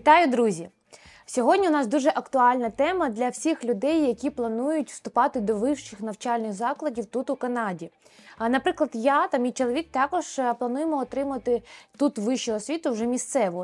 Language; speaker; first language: Ukrainian; native; Ukrainian